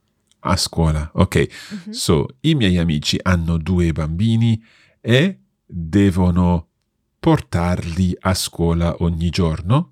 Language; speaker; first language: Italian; non-native, fluent; English